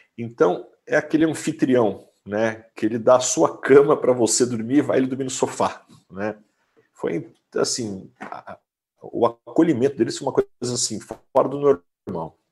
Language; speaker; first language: Portuguese; native; Portuguese